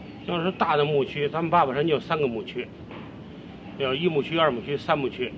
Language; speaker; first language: Chinese; native; Chinese